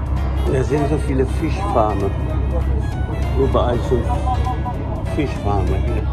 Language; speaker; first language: German; non-native, fluent; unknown